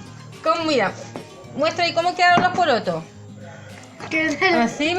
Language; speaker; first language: Spanish; native; Spanish